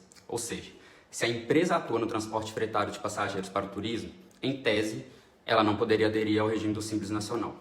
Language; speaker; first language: Portuguese; native; Portuguese